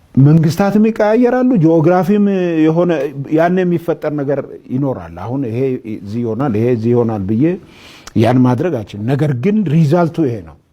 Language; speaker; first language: Amharic; non-native, local second language; Oromo